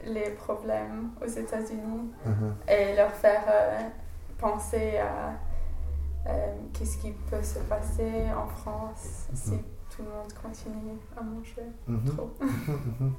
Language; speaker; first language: French; non-native, fluent; English